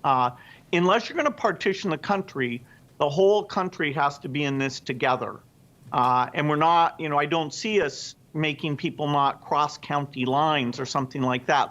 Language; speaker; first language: English; native; English